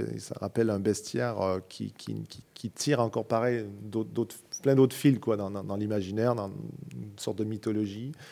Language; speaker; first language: French; native; French